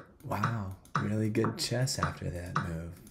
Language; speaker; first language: English; native; English